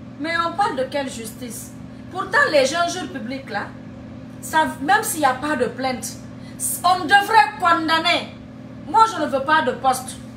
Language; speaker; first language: French; non-native, local second language; Fula